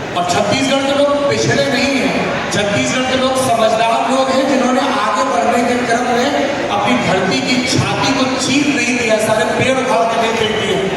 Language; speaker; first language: Hindi; non-native, local second language; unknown